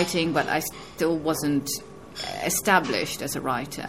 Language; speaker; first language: English; native; English